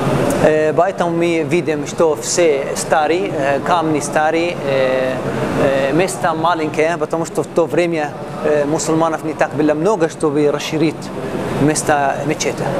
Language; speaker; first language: Russian; non-native, learner; Arabic